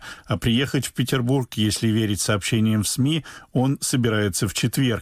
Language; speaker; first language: Russian; native; Russian